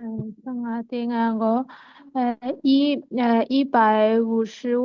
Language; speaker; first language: Chinese; non-native, learner; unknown